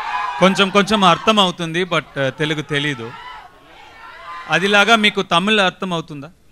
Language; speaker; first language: Telugu; non-native, learner; Tamil